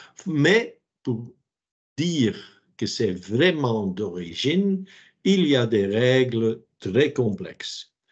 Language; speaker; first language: French; non-native, local second language; Dutch